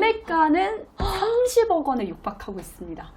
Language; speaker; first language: Korean; native; Korean